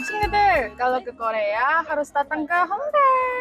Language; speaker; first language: Indonesian; early bilingual, heritage; Indonesian